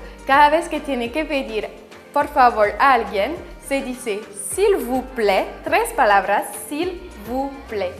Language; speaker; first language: Spanish; non-native, fluent; French